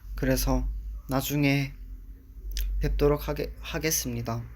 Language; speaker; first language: Korean; early bilingual, other home language; English